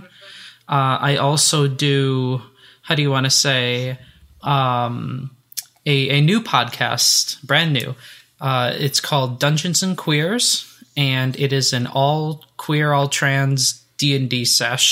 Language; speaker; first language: English; native; English